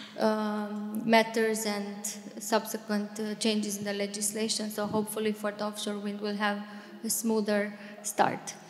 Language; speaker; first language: English; non-native, fluent; Romanian